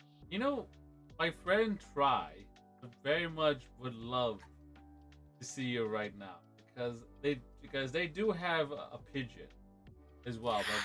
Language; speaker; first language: English; early bilingual, other home language; Spanish